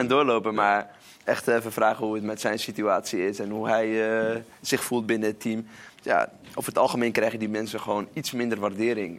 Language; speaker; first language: Dutch; native; Dutch